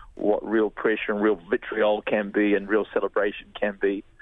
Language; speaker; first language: English; native; English